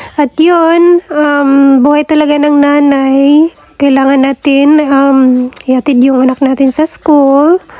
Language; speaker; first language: Filipino; native; Filipino